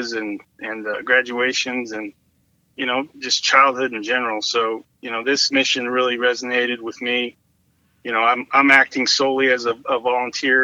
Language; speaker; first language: English; native; English